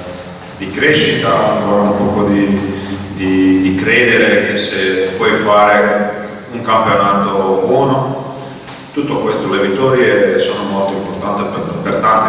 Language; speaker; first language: Italian; non-native, fluent; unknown